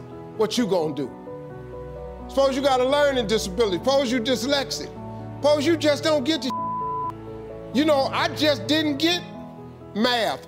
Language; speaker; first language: English; native; English